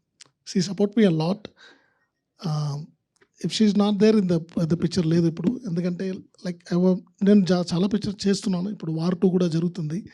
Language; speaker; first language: Telugu; non-native, learner; Tamil